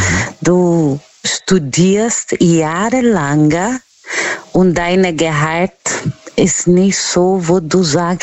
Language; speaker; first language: German; non-native, learner; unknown